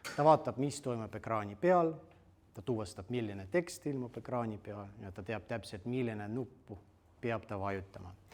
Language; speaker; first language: Estonian; non-native, fluent; Russian